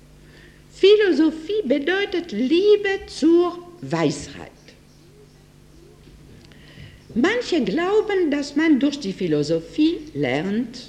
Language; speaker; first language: German; non-native, fluent; French